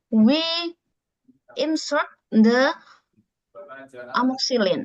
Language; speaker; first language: English; non-native, learner; Indonesian